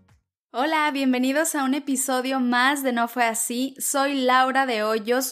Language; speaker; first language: Spanish; native; Spanish